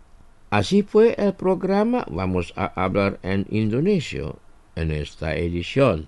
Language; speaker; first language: Spanish; non-native, fluent; Indonesian